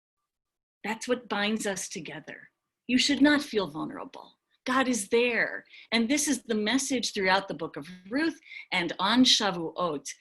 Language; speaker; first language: English; native; English